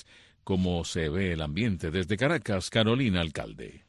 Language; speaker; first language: Spanish; native; Spanish